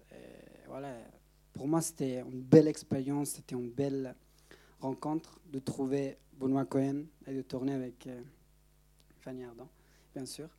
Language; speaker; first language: French; non-native, learner; Persian